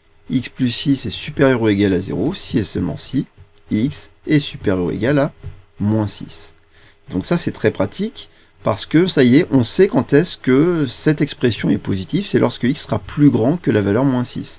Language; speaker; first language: French; native; French